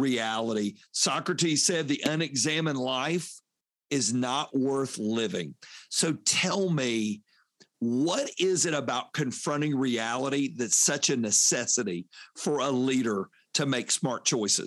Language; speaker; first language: English; native; English